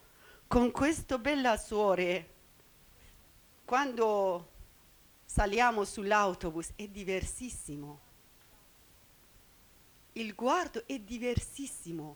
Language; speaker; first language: Italian; non-native, learner; Persian